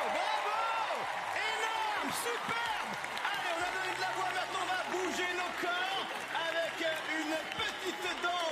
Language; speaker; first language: French; native; French